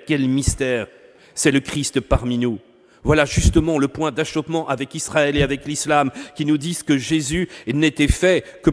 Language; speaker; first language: French; native; French